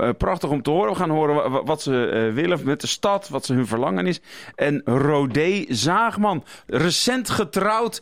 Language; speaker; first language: Dutch; native; Dutch